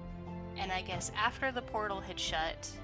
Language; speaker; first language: English; native; English